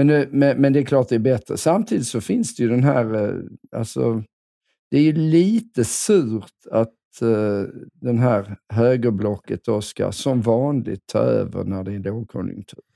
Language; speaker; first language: Swedish; native; Swedish